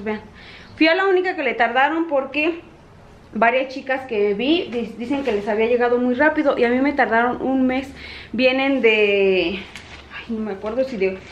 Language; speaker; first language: Spanish; native; Spanish